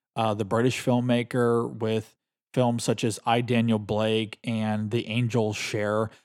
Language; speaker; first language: English; native; English